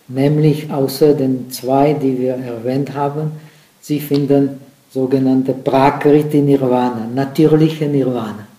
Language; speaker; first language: German; non-native, fluent; Czech